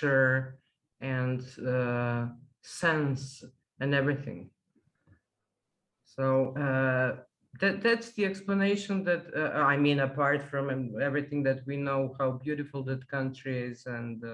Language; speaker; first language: English; non-native, fluent; Serbian